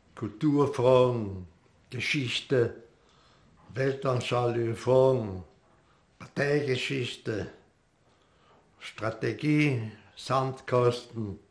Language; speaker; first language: German; native; German